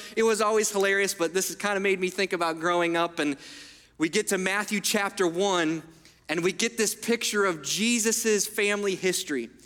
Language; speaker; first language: English; early bilingual, other home language; Italian